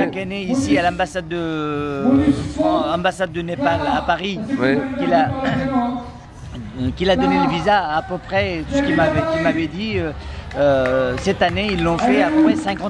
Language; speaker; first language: French; non-native, fluent; Nepali